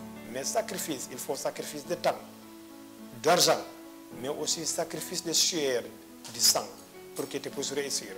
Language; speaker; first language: French; non-native, local second language; Fula